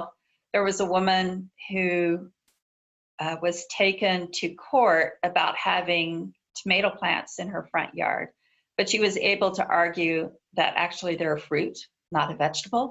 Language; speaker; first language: English; native; English